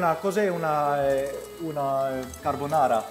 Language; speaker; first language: Italian; non-native, learner; Swedish